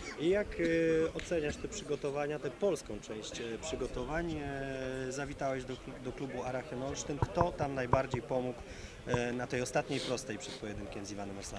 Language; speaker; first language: Polish; native; Polish